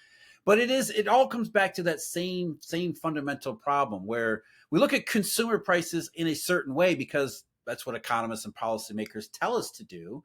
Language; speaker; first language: English; native; English